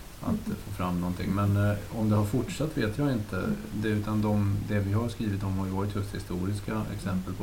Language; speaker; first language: Swedish; native; Swedish